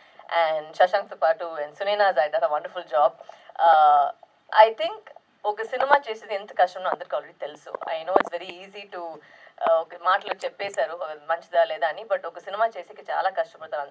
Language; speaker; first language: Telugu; non-native, local second language; Tamil